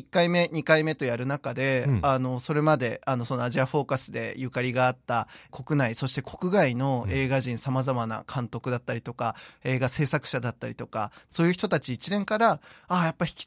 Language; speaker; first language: Japanese; native; Japanese